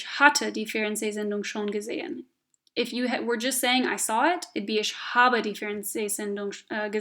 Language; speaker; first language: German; non-native, fluent; English